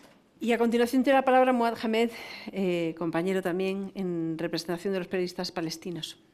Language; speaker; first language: Spanish; native; Spanish